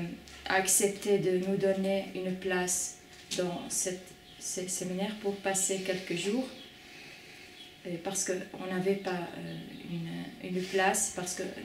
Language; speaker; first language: French; non-native, fluent; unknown